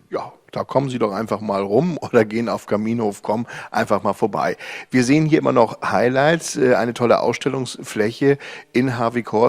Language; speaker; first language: German; native; German